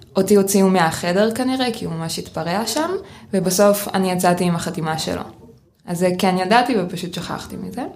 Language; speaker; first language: Hebrew; early bilingual, other home language; Russian